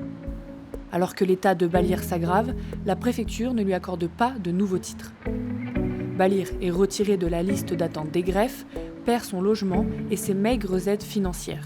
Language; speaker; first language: French; native; French